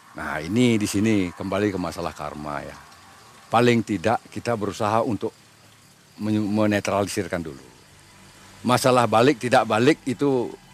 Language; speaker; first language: Indonesian; non-native, local second language; Balinese